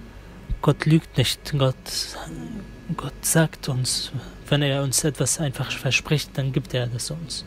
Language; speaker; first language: German; non-native, fluent; Arabic